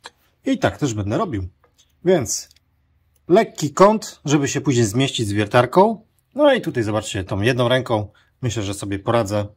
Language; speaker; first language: Polish; native; Polish